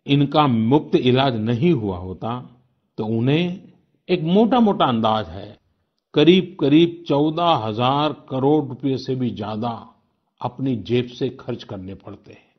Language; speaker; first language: Hindi; non-native, local second language; Gujarati